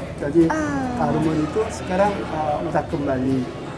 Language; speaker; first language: Indonesian; non-native, learner; Korean